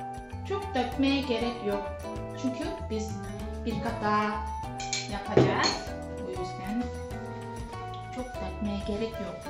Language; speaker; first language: Turkish; non-native, fluent; Korean